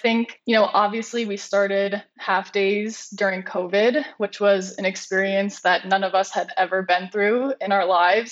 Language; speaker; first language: English; native; English